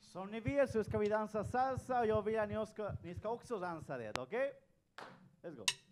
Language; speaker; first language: Swedish; non-native, fluent; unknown